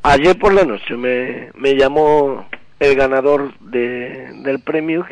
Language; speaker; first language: Spanish; native; Spanish